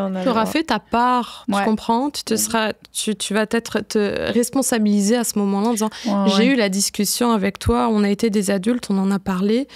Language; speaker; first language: French; native; French